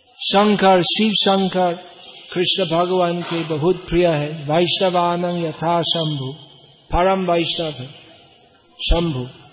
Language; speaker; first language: Hindi; non-native, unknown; English